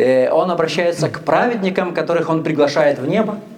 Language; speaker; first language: Russian; native; Russian